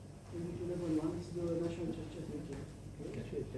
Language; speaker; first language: English; non-native, fluent; Romanian